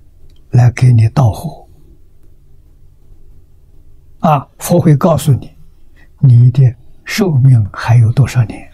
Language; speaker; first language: Chinese; native; Chinese